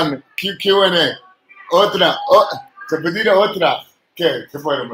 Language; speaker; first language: Spanish; non-native, fluent; Dutch